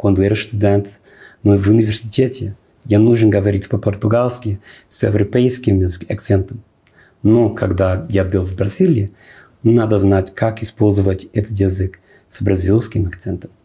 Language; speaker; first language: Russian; non-native, learner; English